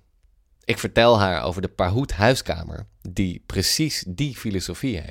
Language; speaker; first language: Dutch; native; Dutch